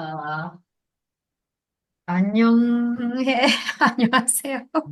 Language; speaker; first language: Korean; non-native, learner; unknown